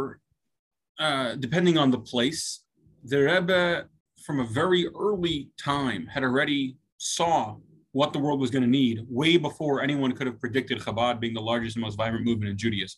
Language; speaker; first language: English; native; English